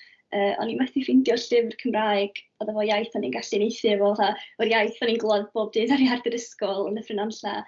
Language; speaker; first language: Welsh; native; Welsh